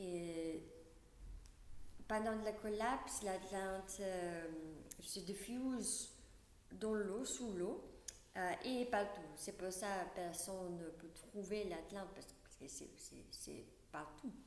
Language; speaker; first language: French; non-native, learner; English